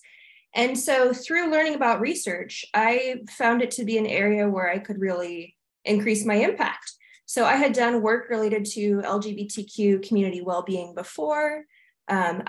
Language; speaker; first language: English; native; English